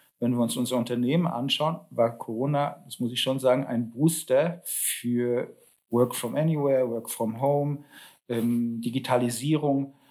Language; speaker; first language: German; early bilingual, other home language; Polish